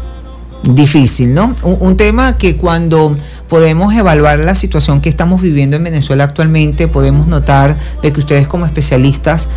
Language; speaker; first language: Spanish; native; Spanish